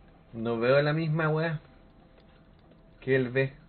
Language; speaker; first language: Spanish; native; Spanish